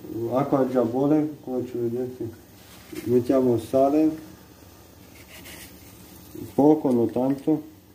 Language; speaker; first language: Italian; non-native, learner; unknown